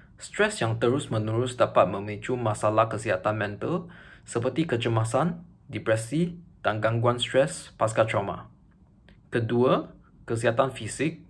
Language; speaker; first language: Malay; non-native, local second language; Chinese